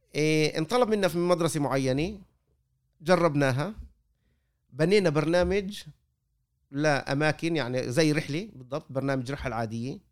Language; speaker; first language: Arabic; native; Arabic